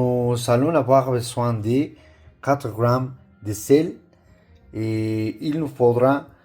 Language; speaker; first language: French; non-native, learner; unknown